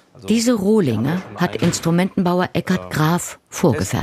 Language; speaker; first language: German; native; German